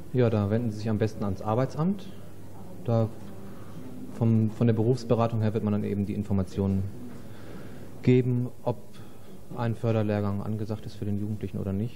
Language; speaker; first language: German; native; German